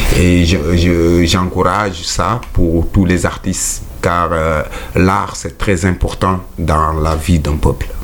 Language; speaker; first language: French; non-native, local second language; Wolof